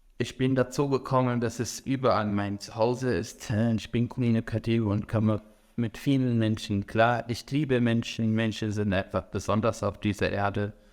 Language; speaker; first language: German; non-native, fluent; Arabic